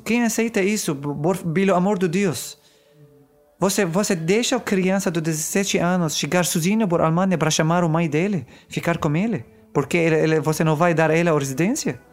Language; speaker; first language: Portuguese; non-native, learner; Arabic